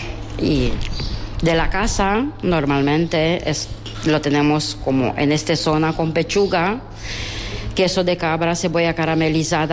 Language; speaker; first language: Spanish; non-native, learner; Romanian